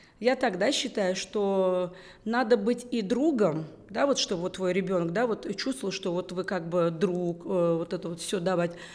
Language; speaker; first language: Russian; non-native, local second language; Uzbek